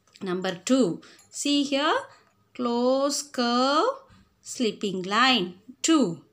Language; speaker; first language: English; non-native, local second language; Tamil